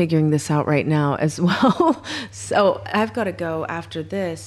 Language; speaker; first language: English; native; English